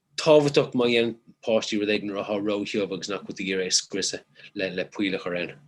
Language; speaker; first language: Irish; native; Irish